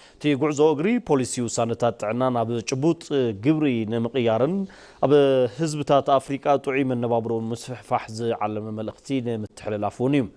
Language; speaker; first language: Tigrinya; native; Tigrinya